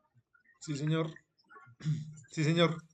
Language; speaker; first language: Spanish; native; Spanish